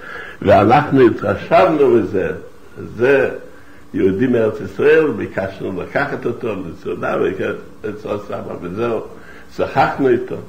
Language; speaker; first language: Hebrew; non-native, fluent; Yiddish